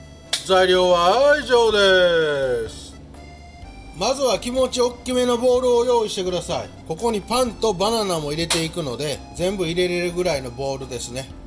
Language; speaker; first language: Japanese; native; Japanese